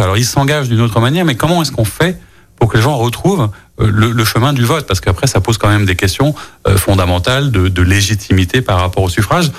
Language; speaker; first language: French; native; French